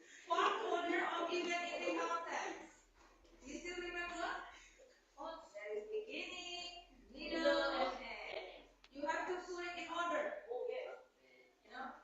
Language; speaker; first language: English; non-native, learner; Indonesian